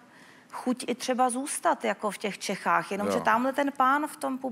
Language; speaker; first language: Czech; native; Czech